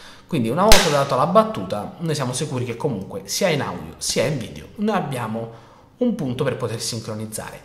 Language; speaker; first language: Italian; native; Italian